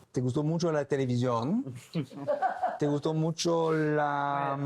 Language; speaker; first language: Spanish; non-native, learner; English